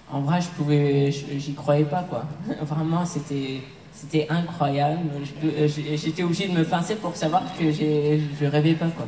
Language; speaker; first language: French; early bilingual, heritage; English